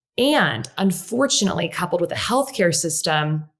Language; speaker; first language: English; native; English